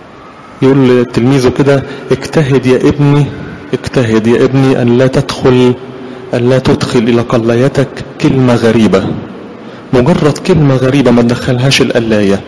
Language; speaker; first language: Arabic; native; Arabic